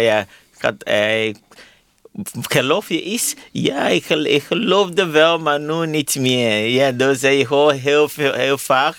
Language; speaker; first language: Dutch; non-native, learner; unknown